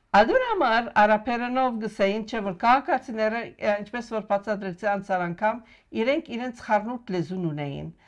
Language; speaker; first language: Armenian; non-native, local second language; Arabic